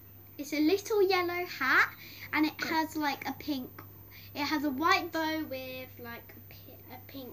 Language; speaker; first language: English; native; English